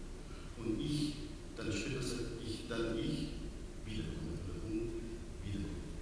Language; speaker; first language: German; non-native, learner; Persian